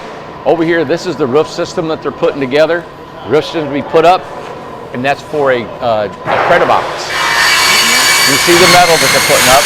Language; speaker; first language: English; native; English